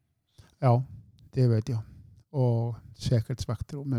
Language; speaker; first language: Swedish; non-native, fluent; Icelandic